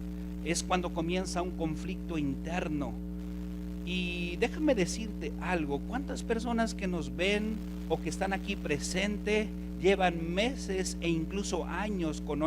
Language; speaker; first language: Spanish; native; Spanish